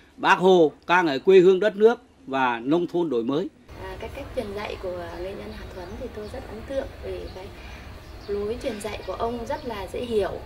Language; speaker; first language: Vietnamese; non-native, local second language; Tày